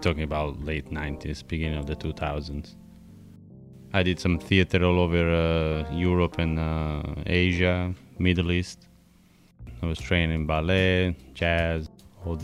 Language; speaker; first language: English; non-native, fluent; Italian